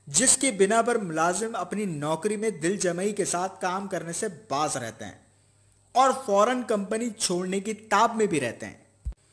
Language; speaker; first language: Urdu; native; Urdu